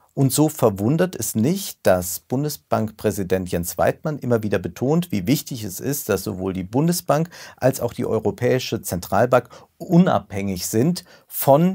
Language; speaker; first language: German; native; German